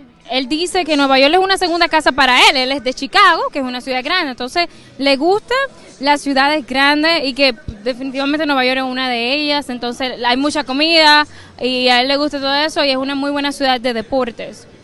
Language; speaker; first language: Spanish; native; Spanish